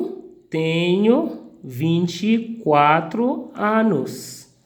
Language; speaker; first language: Portuguese; non-native, fluent; Haitian Creole